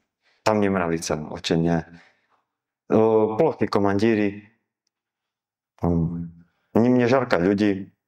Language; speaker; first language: Russian; non-native, learner; Slovak